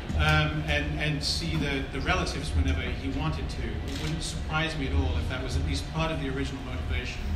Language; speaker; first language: English; native; English